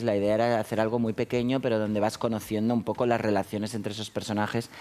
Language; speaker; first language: Spanish; native; Spanish